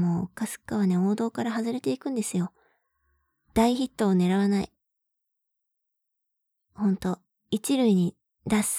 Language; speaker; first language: Japanese; native; Japanese